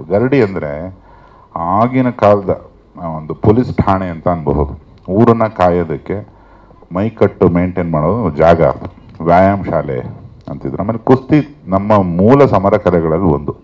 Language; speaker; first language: Kannada; native; Kannada